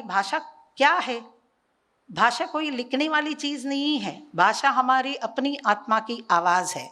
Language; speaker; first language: Hindi; non-native, local second language; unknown